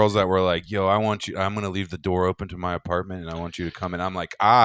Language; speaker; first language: English; native; English